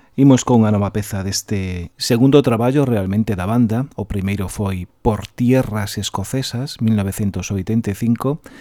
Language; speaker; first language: Galician; non-native, local second language; Spanish